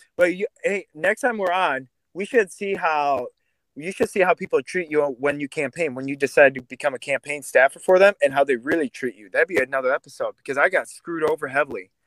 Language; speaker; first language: English; early bilingual, other home language; Russian